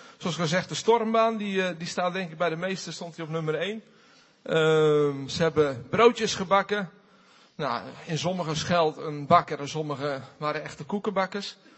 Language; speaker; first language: Dutch; native; Dutch